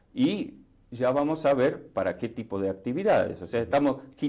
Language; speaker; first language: Spanish; native; Spanish